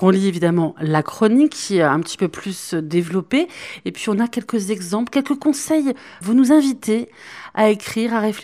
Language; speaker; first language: French; native; French